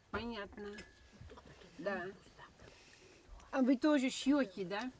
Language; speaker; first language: Russian; non-native, fluent; Dutch